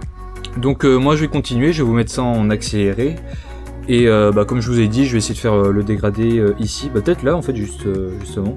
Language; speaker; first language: French; native; French